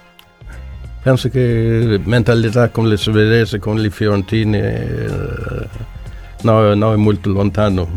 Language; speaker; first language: Italian; non-native, learner; Swedish